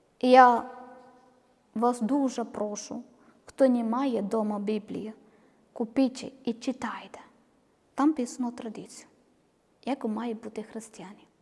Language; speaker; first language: Ukrainian; non-native, learner; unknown